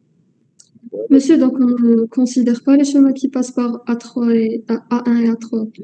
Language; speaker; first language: French; non-native, local second language; Arabic